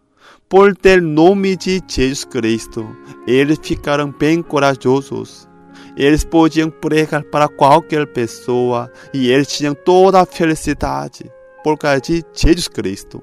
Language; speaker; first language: Portuguese; non-native, fluent; Korean